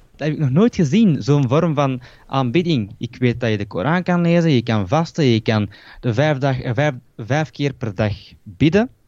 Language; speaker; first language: Dutch; early bilingual, other home language; Turkish